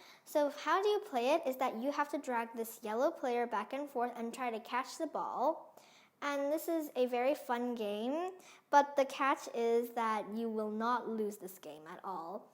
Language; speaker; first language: English; non-native, fluent; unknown